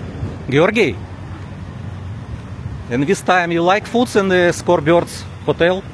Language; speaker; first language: English; non-native, learner; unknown